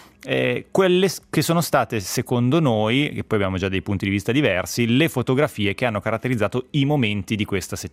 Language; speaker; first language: Italian; native; Italian